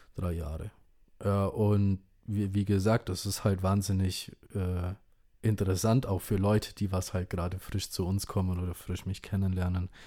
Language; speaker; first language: German; early bilingual, other home language; Indonesian